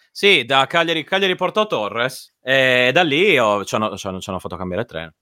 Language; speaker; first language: Italian; native; Italian